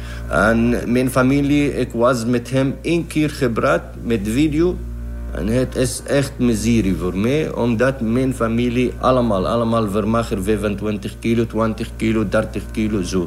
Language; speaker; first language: Dutch; non-native, learner; Arabic